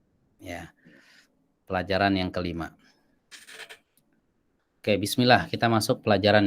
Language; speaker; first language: Indonesian; native; Indonesian